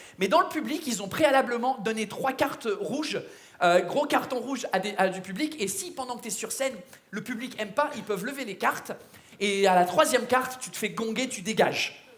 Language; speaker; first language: French; non-native, fluent; English